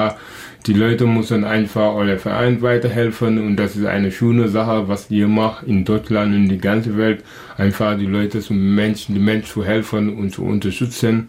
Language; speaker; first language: German; non-native, local second language; Wolof